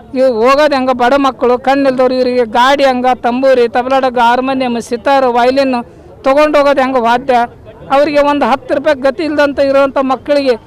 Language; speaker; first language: Kannada; native; Kannada